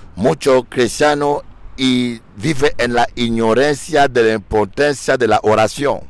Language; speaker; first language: Spanish; non-native, learner; French